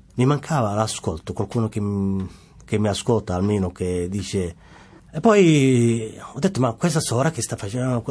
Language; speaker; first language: Italian; non-native, fluent; Somali